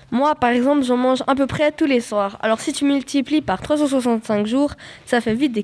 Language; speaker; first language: French; native; French